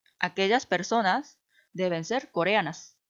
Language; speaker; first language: Spanish; non-native, fluent; Korean